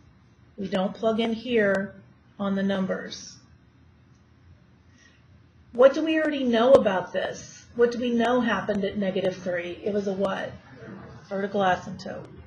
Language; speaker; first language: English; native; English